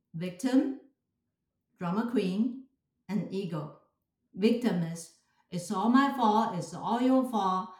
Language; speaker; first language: English; non-native, fluent; Chinese